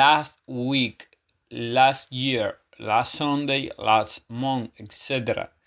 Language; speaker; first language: English; non-native, fluent; Spanish